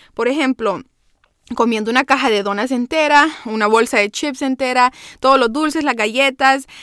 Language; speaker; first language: Spanish; early bilingual, heritage; Spanish